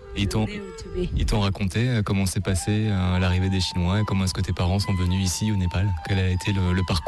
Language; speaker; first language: French; native; French